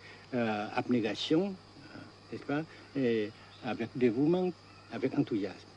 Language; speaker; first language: French; non-native, fluent; Vietnamese